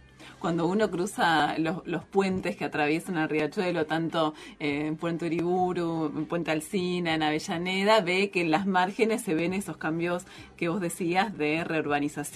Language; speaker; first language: Spanish; native; Spanish